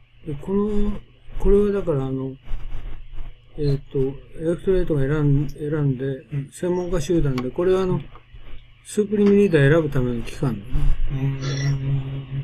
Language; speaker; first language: Japanese; native; Japanese